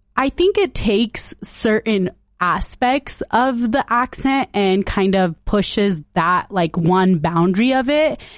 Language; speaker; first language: English; early bilingual, other home language; Punjabi